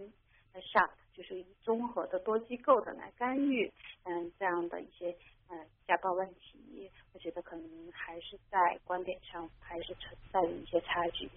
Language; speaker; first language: Chinese; native; Chinese